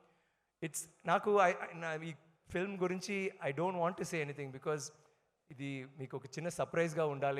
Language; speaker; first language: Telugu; non-native, learner; Tamil